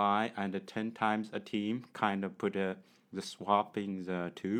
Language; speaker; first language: English; non-native, learner; Chinese